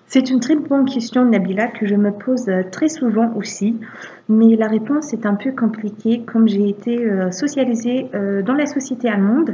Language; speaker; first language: French; non-native, fluent; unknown